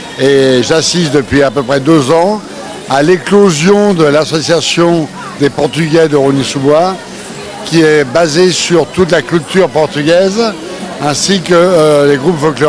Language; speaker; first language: French; native; French